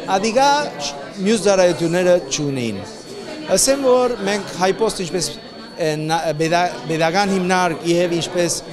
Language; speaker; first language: Armenian; early bilingual, heritage; Armenian